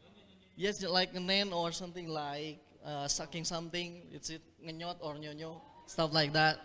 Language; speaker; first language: English; non-native, fluent; Indonesian